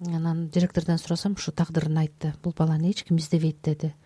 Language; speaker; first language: Kyrgyz; native; Kyrgyz